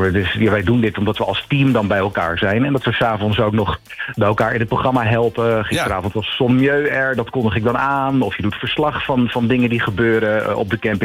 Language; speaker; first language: Dutch; native; Dutch